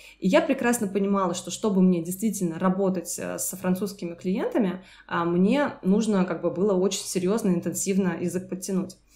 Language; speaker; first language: Russian; native; Russian